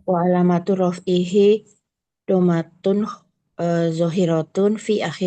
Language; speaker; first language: Arabic; non-native, learner; Indonesian